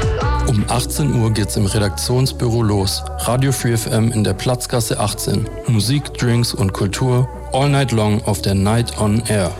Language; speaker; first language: German; native; German